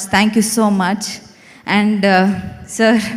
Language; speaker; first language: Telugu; non-native, fluent; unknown